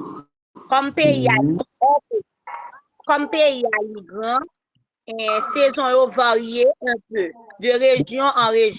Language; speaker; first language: French; non-native, local second language; Haitian Creole